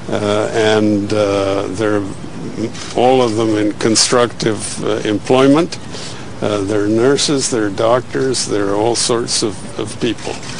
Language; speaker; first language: English; non-native, fluent; Spanish